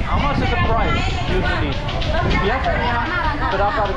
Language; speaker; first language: English; non-native, fluent; German